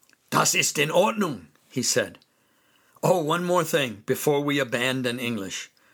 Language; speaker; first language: German; non-native, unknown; English